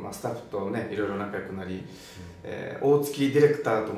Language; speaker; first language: Japanese; native; Japanese